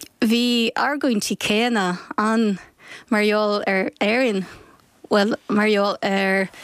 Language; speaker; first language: Irish; non-native, fluent; Ukrainian